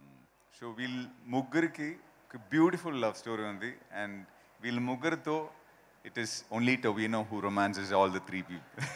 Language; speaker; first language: Telugu; non-native, fluent; Malayalam